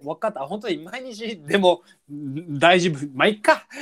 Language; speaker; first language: Japanese; non-native, learner; English